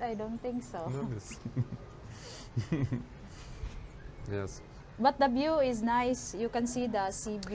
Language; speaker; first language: English; non-native, local second language; Cebuano